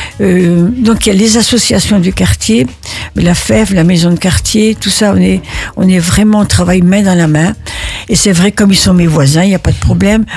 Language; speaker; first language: French; early bilingual, other home language; Italian